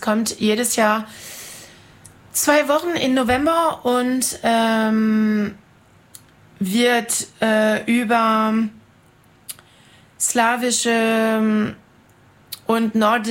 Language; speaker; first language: German; non-native, fluent; French